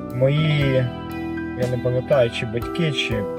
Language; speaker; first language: Ukrainian; native; Ukrainian